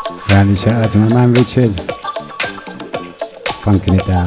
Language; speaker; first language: English; native; English